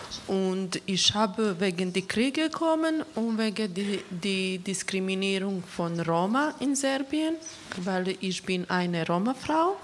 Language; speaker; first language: German; non-native, learner; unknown